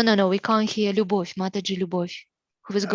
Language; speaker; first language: Russian; native; Russian